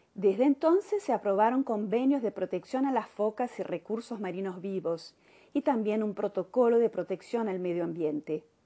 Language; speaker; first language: Spanish; non-native, fluent; Portuguese